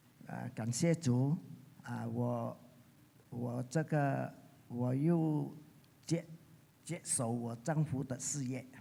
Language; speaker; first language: Chinese; early bilingual, heritage; Chinese